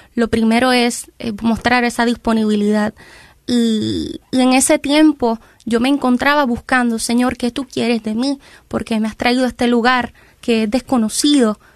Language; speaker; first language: Spanish; native; Spanish